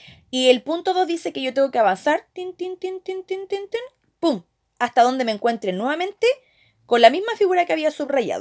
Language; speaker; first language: Spanish; native; Spanish